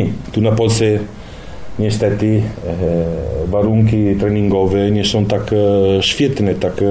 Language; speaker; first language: Polish; non-native, learner; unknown